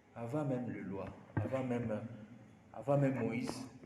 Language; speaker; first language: French; non-native, local second language; Swahili